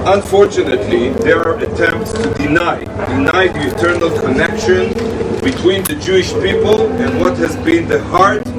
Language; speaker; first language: English; non-native, fluent; Hebrew